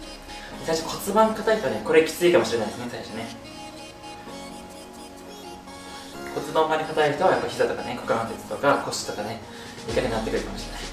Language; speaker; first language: Japanese; native; Japanese